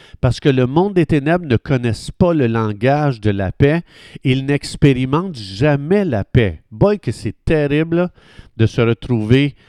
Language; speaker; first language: French; native; French